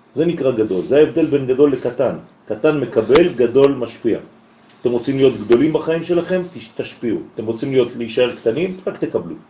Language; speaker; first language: Hebrew; native; Hebrew